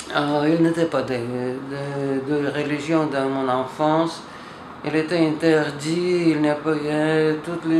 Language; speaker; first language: French; non-native, fluent; Russian